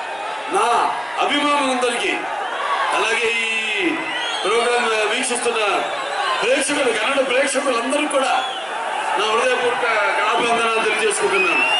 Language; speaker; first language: Telugu; native; Telugu